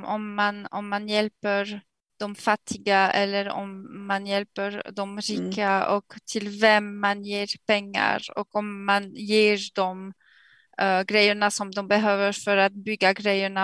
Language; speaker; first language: Swedish; non-native, fluent; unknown